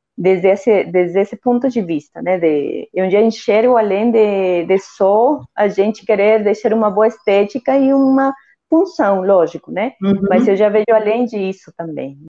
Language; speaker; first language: Portuguese; non-native, fluent; Spanish